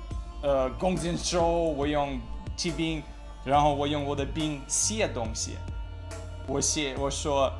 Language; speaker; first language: Chinese; non-native, learner; Russian